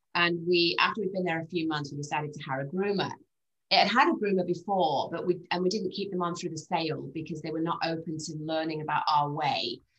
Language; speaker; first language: English; native; English